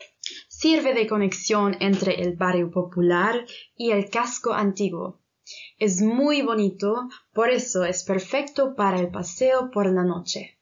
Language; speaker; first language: Spanish; non-native, learner; German